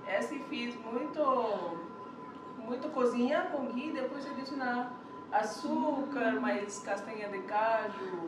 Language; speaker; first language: Portuguese; non-native, learner; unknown